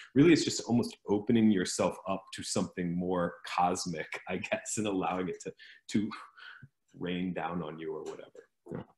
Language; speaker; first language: English; native; English